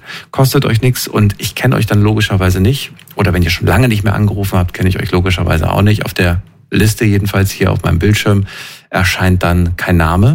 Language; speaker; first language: German; native; German